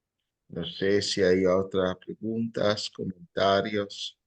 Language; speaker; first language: Spanish; native; Spanish